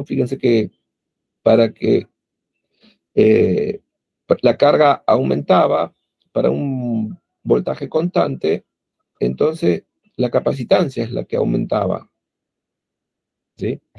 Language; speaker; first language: Spanish; native; Spanish